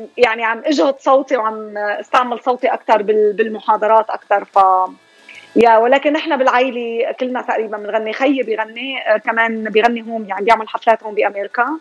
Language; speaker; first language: Arabic; native; Arabic